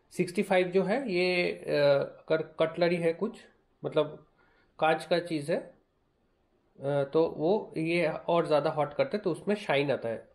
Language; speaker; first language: Hindi; non-native, local second language; Bangla